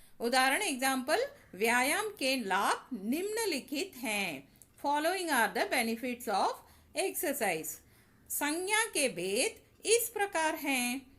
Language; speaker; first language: Hindi; non-native, local second language; Tamil